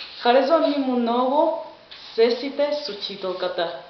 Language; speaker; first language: Bulgarian; non-native, learner; Spanish